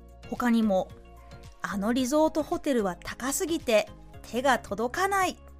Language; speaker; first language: Japanese; native; Japanese